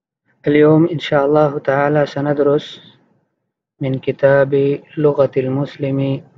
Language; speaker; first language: Arabic; non-native, fluent; Urdu